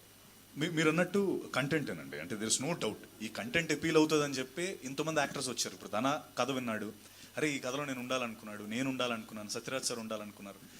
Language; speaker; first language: Telugu; native; Telugu